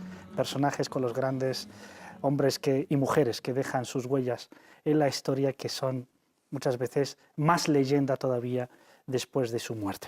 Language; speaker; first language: Spanish; native; Spanish